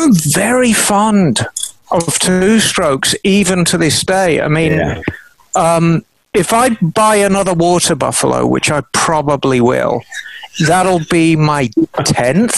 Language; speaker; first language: English; native; English